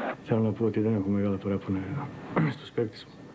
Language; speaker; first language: Greek; non-native, learner; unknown